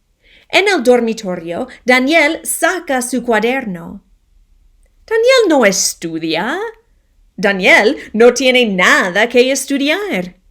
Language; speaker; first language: Spanish; non-native, fluent; English